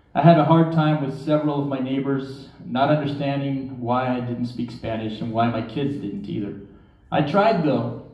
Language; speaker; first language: English; native; English